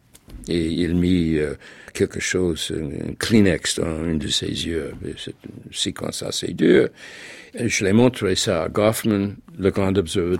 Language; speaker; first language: French; non-native, fluent; English